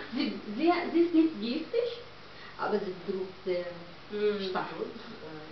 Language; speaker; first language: German; non-native, learner; Portuguese